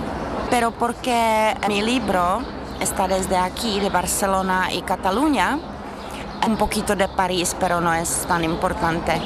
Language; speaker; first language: Spanish; non-native, fluent; Czech